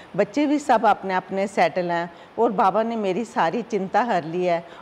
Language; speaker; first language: Hindi; native; Hindi